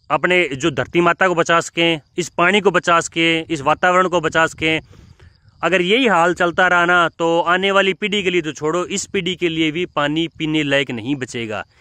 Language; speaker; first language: Hindi; native; Hindi